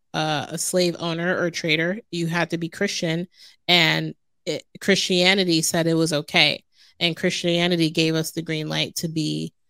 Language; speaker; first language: English; native; English